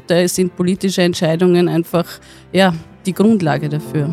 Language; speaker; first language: German; native; German